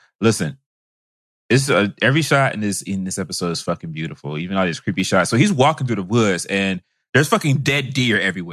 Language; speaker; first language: English; native; English